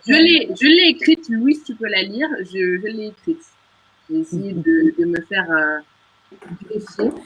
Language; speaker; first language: French; native; French